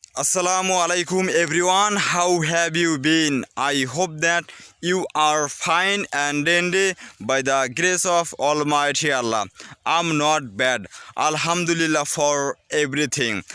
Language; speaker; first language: English; non-native, learner; Bangla